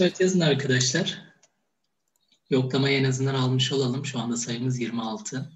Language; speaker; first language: Turkish; native; Turkish